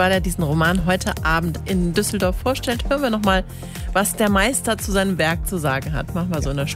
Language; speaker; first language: German; native; German